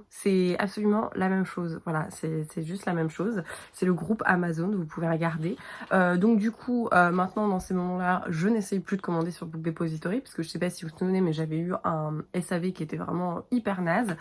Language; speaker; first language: French; native; French